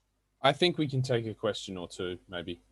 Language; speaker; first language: English; native; English